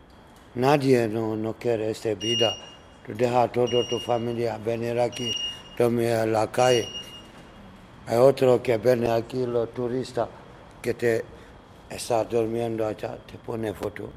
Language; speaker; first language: Spanish; non-native, learner; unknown